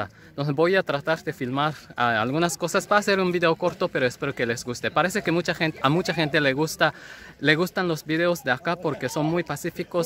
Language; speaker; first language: Spanish; non-native, fluent; Japanese